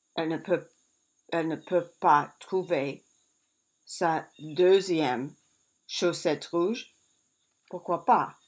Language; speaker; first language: French; non-native, learner; English